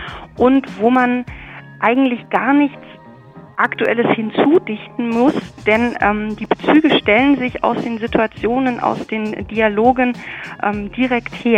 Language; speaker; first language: German; native; German